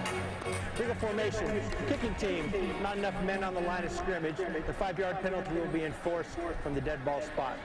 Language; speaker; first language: English; native; English